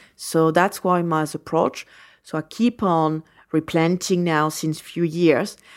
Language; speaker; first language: English; non-native, fluent; French